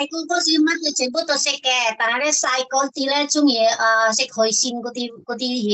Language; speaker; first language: Cantonese; non-native, learner; Indonesian